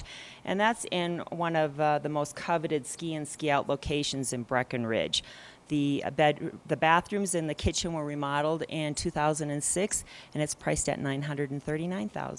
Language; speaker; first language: English; native; English